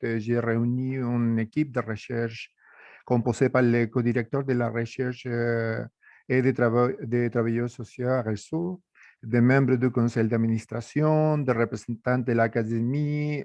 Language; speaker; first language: French; non-native, fluent; Spanish